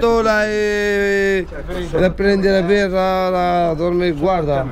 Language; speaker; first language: Italian; non-native, learner; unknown